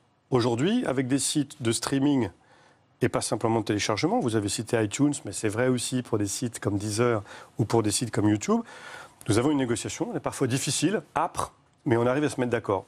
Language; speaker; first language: French; native; French